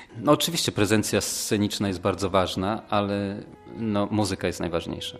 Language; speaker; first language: Polish; native; Polish